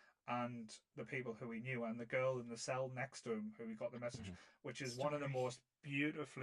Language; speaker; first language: English; native; English